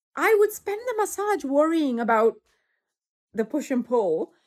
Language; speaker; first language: English; non-native, local second language; Tamil